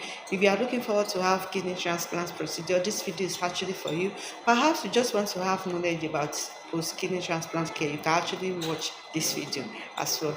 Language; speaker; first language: English; non-native, local second language; Yoruba